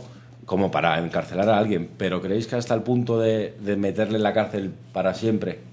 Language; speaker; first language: Spanish; native; Spanish